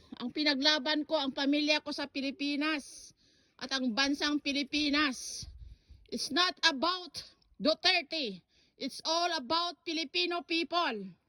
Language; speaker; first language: Filipino; non-native, local second language; Cebuano